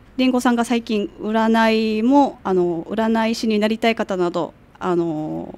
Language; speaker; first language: Japanese; native; Japanese